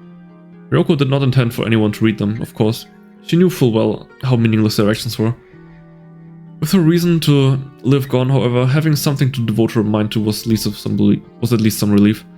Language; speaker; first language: English; native; English